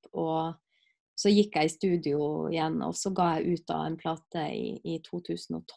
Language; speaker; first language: Norwegian; native; Norwegian